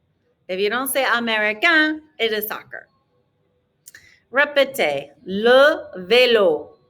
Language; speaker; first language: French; non-native, fluent; English